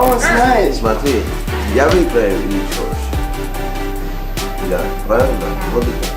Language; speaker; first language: Russian; non-native, learner; Persian